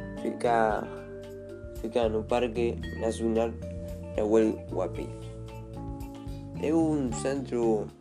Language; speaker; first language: Portuguese; non-native, learner; Spanish